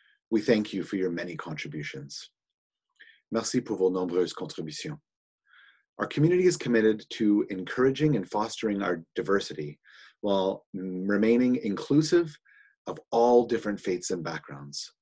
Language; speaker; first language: English; native; English